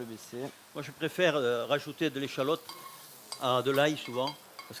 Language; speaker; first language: French; native; French